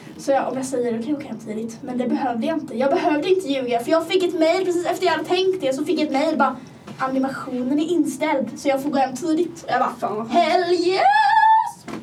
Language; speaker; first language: Swedish; early bilingual, other home language; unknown